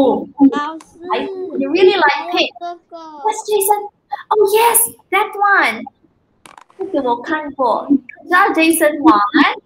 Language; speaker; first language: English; non-native, fluent; Chinese